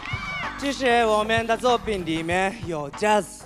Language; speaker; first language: Chinese; non-native, learner; Japanese